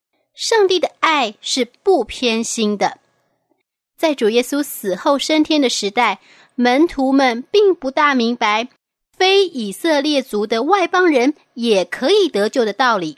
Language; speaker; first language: Chinese; native; Chinese